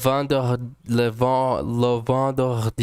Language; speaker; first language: French; non-native, learner; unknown